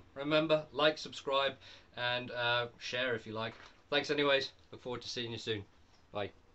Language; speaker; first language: English; native; English